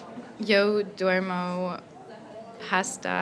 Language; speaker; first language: Spanish; non-native, learner; English